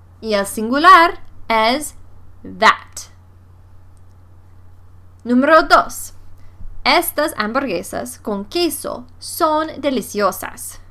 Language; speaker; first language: Spanish; non-native, fluent; English